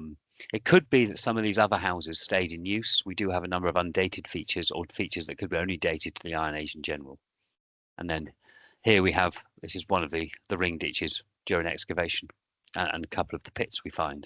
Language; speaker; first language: English; native; English